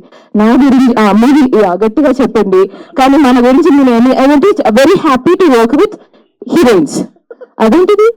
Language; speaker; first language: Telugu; non-native, local second language; Malayalam